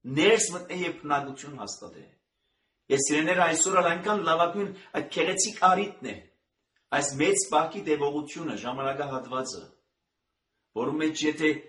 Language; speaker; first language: Armenian; native; Armenian